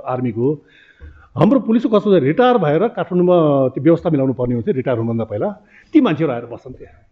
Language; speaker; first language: Nepali; native; Nepali